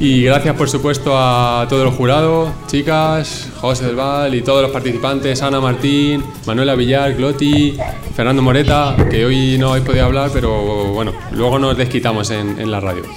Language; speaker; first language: Spanish; native; Spanish